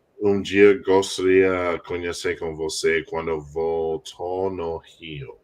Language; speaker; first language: Portuguese; non-native, learner; English